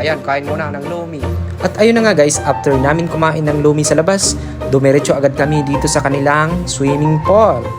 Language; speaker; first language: Filipino; non-native, local second language; Masbatenyo